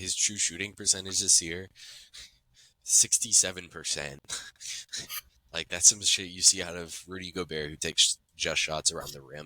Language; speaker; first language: English; native; English